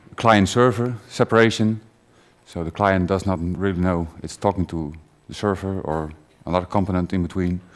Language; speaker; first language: English; non-native, fluent; Dutch